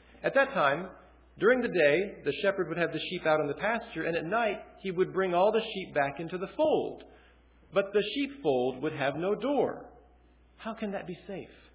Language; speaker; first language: English; early bilingual, other home language; Chinese